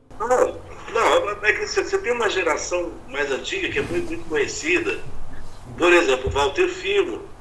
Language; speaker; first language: Portuguese; native; Portuguese